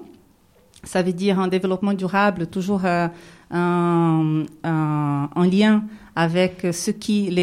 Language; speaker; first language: French; non-native, fluent; Portuguese